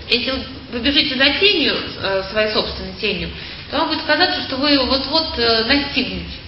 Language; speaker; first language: Russian; native; Russian